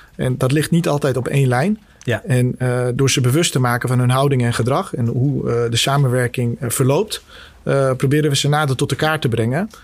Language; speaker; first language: Dutch; early bilingual, other home language; Albanian